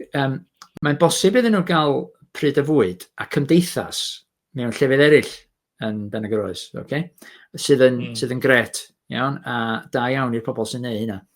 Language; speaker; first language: Welsh; native; Welsh